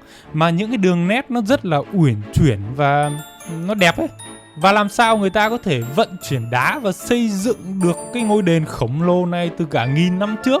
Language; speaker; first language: Vietnamese; native; Vietnamese